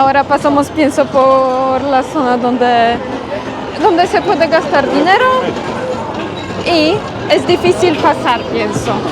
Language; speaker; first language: Spanish; non-native, fluent; Polish